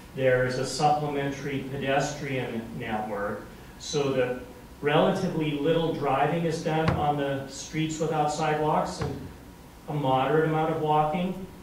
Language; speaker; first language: English; native; English